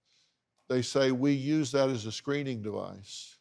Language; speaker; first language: English; native; English